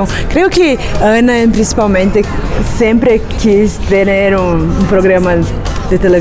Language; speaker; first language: Spanish; non-native, learner; Portuguese